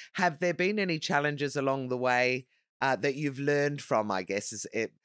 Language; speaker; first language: English; native; English